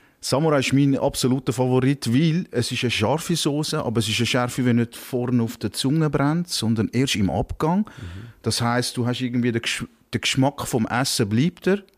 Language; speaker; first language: German; early bilingual, other home language; Turkish